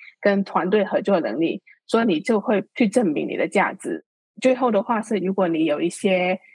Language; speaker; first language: Chinese; non-native, local second language; Cantonese